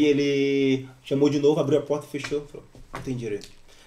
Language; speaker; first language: Portuguese; native; Portuguese